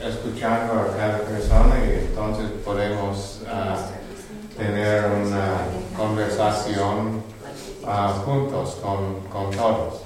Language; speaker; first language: Spanish; non-native, learner; English